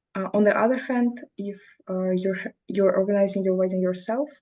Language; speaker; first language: English; non-native, fluent; Russian